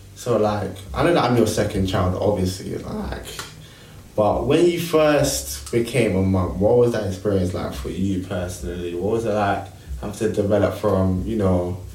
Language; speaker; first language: English; early bilingual, other home language; Krio